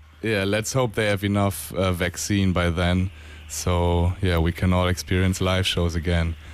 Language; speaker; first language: English; non-native, fluent; German